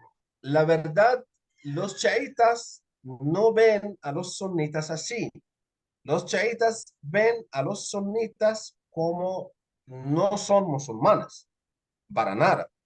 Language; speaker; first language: Spanish; non-native, fluent; Arabic